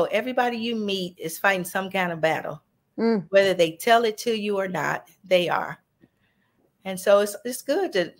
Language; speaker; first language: English; native; English